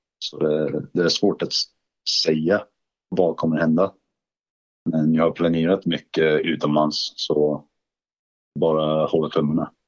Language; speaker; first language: Swedish; non-native, fluent; English